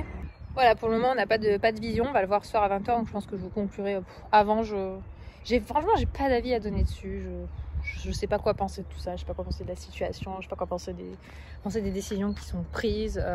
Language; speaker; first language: French; native; French